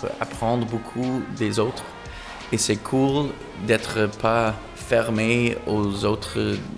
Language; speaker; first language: French; non-native, local second language; English